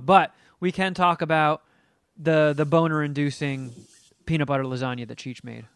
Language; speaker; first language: English; native; English